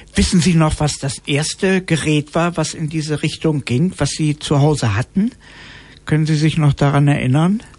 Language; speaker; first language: German; native; German